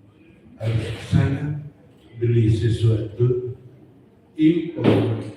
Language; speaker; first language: Indonesian; non-native, fluent; German